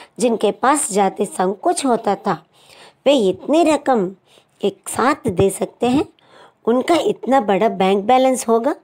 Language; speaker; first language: Hindi; non-native, local second language; Telugu